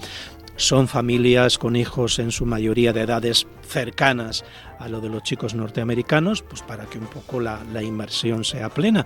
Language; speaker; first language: Spanish; native; Spanish